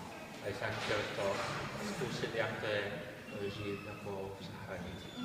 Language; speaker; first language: Czech; non-native, fluent; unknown